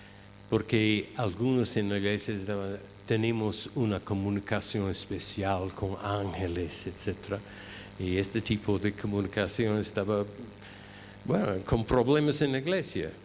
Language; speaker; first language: Spanish; non-native, fluent; English